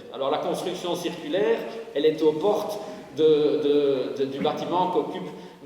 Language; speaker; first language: French; native; French